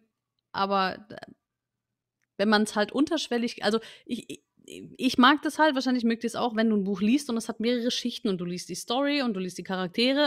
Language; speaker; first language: German; native; German